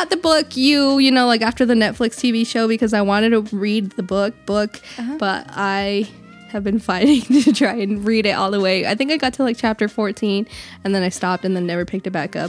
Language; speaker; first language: English; native; English